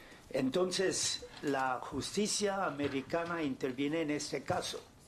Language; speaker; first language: Spanish; non-native, fluent; German